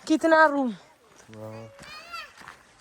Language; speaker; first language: Hindi; non-native, learner; Malayalam